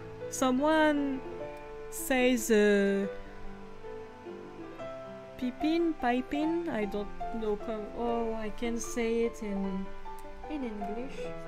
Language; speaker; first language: English; non-native, fluent; French